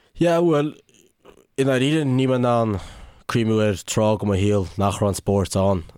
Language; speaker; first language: Irish; native; Irish